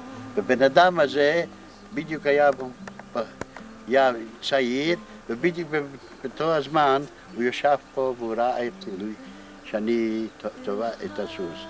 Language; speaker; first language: Hebrew; non-native, fluent; Yiddish